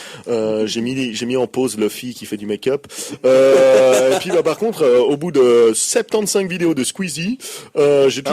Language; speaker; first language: French; native; French